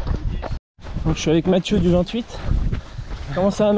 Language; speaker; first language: French; native; French